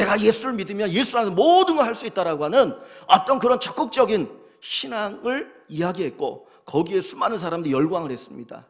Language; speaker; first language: Korean; native; Korean